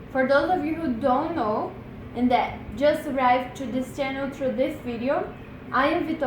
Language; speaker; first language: English; non-native, fluent; Portuguese